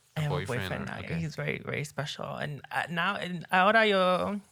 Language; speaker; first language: Spanish; early bilingual, heritage; Spanish